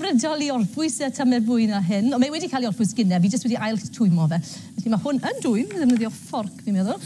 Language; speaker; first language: Welsh; native; Welsh